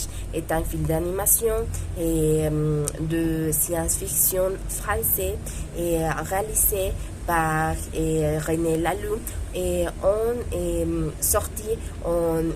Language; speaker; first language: French; non-native, learner; Spanish